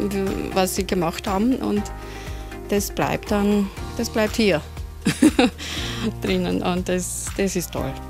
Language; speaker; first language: German; non-native, fluent; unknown